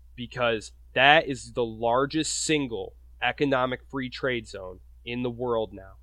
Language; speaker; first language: English; native; English